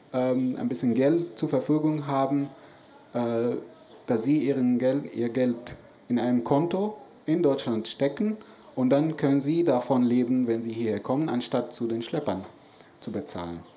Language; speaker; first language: German; non-native, fluent; Arabic